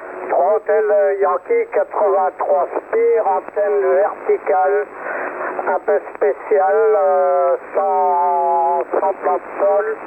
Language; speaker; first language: French; native; French